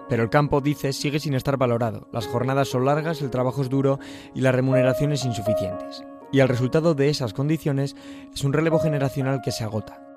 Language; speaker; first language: Spanish; native; Spanish